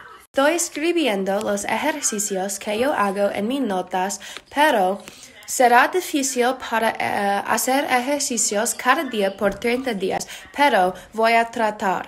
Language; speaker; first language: Spanish; non-native, learner; English